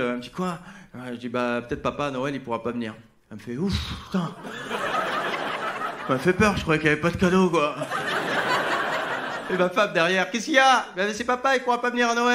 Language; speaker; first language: French; native; French